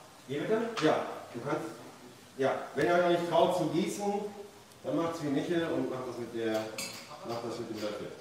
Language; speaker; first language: German; native; German